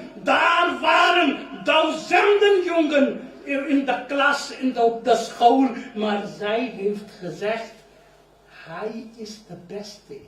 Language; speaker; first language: Dutch; non-native, learner; Urdu